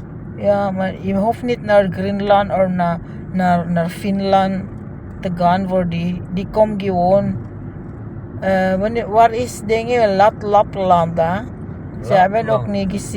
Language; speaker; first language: Dutch; non-native, learner; Filipino